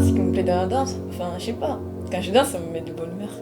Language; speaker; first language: French; early bilingual, other home language; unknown